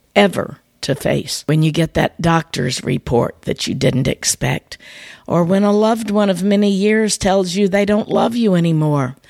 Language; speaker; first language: English; native; English